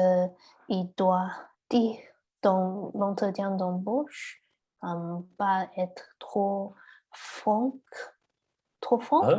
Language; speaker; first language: French; non-native, learner; Chinese